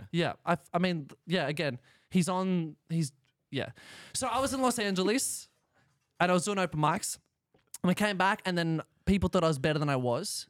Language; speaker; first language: English; native; English